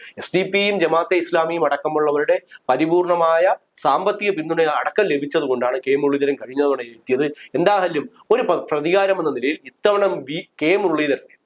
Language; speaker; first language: Malayalam; native; Malayalam